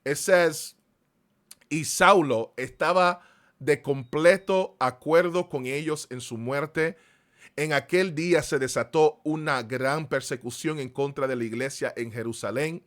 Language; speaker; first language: Spanish; early bilingual, heritage; Spanish